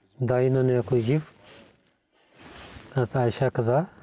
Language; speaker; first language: Bulgarian; non-native, learner; Urdu